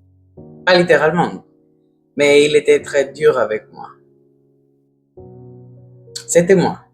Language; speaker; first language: French; non-native, learner; Spanish